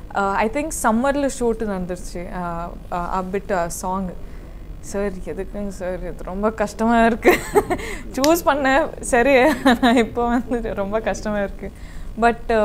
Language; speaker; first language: Tamil; non-native, learner; Kodava